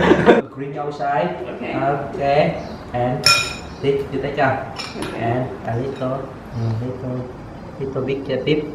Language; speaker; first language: English; non-native, local second language; Vietnamese